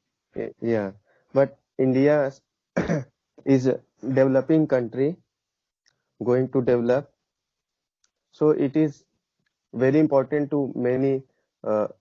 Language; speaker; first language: English; non-native, learner; Hindi